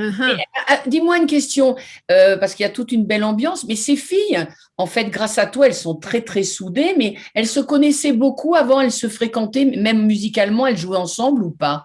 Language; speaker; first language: French; native; French